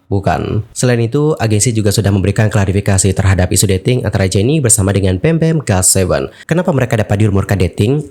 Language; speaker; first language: Indonesian; native; Indonesian